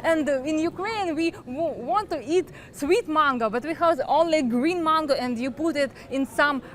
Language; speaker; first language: English; non-native, learner; Ukrainian